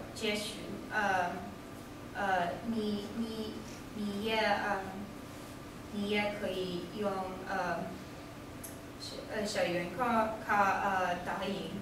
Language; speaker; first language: Chinese; non-native, learner; English